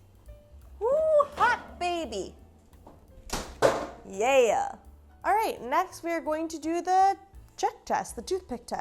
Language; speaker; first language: English; native; English